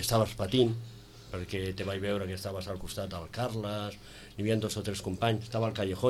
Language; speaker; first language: Catalan; native; Catalan